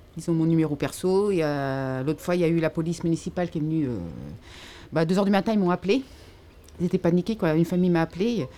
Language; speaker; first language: French; native; French